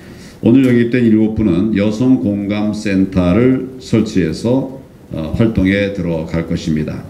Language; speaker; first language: Korean; native; Korean